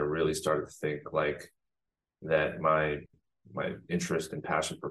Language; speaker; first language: English; native; English